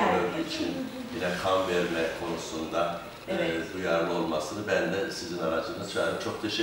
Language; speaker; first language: Turkish; native; Turkish